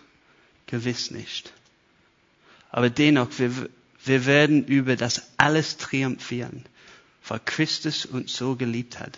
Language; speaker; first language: German; non-native, fluent; English